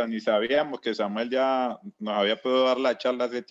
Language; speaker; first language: Spanish; native; Spanish